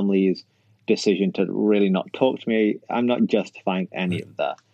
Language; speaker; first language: English; native; English